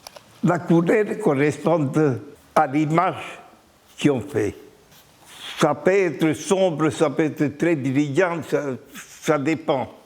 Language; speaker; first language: French; non-native, fluent; Spanish